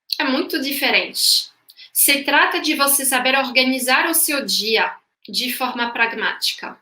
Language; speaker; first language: Portuguese; non-native, fluent; French